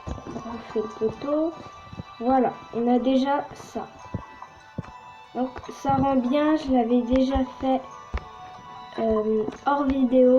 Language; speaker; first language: French; native; French